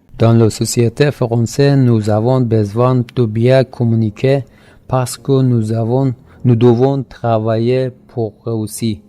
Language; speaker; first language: French; non-native, learner; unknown